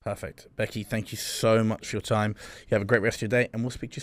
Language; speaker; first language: English; native; English